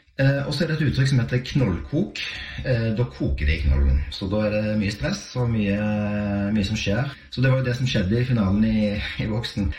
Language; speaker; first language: Norwegian; native; Norwegian